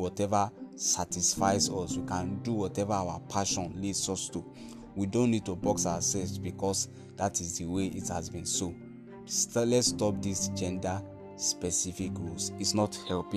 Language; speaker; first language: English; non-native, local second language; Yoruba